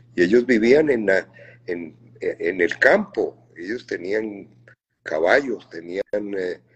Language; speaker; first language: Spanish; native; Spanish